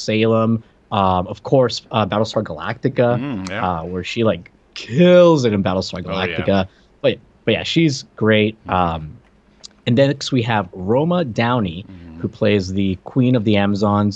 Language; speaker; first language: English; non-native, fluent; Spanish